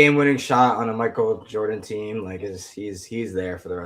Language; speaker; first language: English; native; English